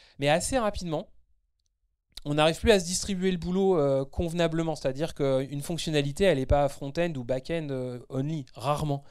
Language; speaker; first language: French; native; French